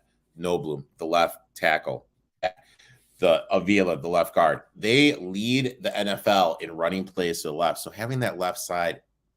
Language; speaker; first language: English; native; English